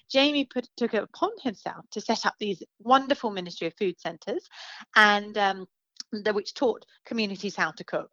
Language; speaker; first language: English; native; English